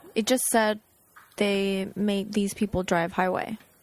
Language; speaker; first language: English; non-native, fluent; Japanese